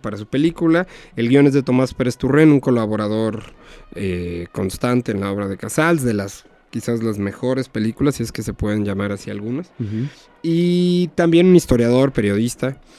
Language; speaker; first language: Spanish; native; Spanish